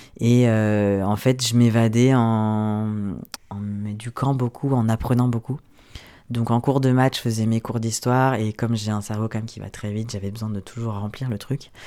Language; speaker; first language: French; native; French